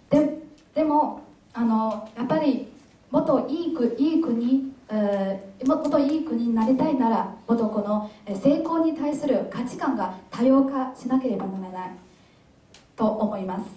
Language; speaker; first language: Japanese; non-native, fluent; Chinese